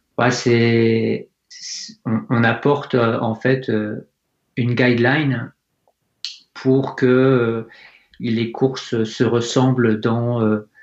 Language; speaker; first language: French; native; French